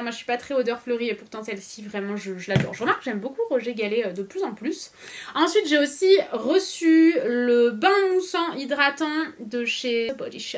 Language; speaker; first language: French; native; French